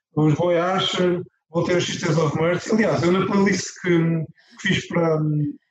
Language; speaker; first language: Portuguese; native; Portuguese